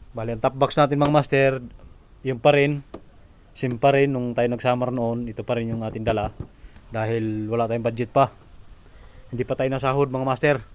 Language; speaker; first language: Filipino; non-native, local second language; Waray